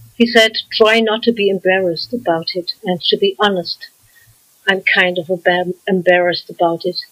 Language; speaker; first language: English; non-native, fluent; German